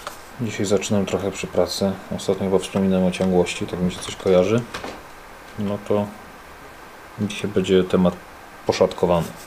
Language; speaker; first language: Polish; native; Polish